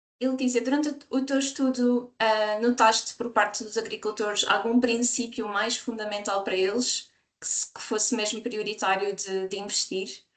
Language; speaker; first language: Portuguese; native; Portuguese